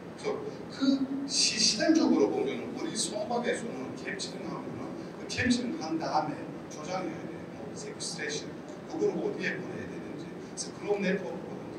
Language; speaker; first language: Korean; non-native, fluent; Turkish